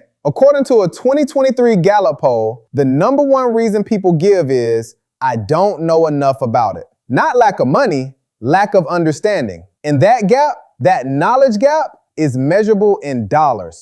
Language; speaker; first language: English; native; English